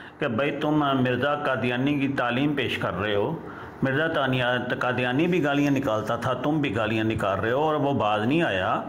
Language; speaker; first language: Urdu; non-native, local second language; Punjabi